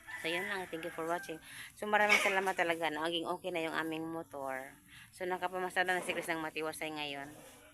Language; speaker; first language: Filipino; non-native, local second language; Cebuano